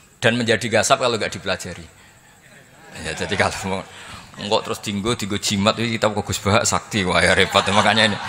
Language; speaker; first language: Indonesian; non-native, local second language; Javanese